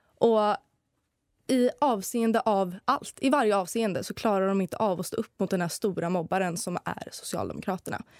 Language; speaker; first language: Swedish; native; Swedish